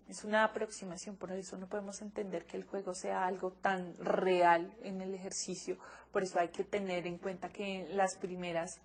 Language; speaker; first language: Spanish; native; Spanish